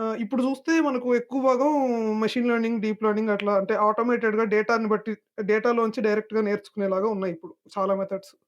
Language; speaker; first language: Telugu; native; Telugu